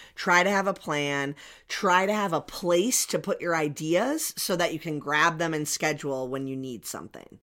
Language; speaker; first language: English; native; English